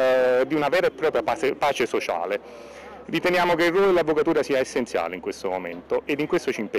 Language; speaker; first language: Italian; native; Italian